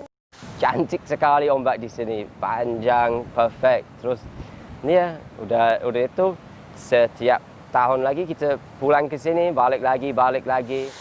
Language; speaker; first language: Indonesian; non-native, learner; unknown